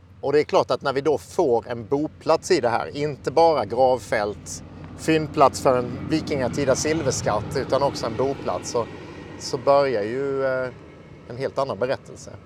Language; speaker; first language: Swedish; native; Swedish